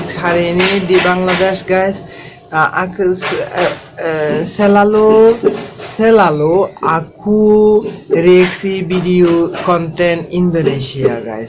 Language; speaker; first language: Indonesian; non-native, learner; Bangla